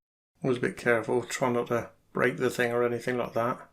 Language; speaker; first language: English; native; English